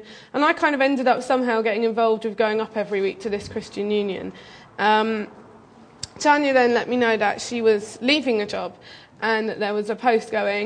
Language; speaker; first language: English; native; English